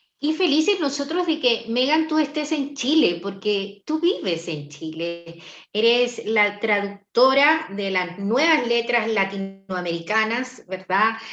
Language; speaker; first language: Spanish; native; Spanish